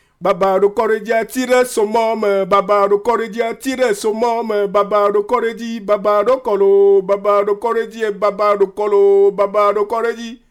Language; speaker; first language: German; non-native, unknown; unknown